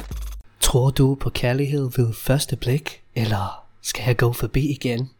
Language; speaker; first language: Danish; non-native, fluent; English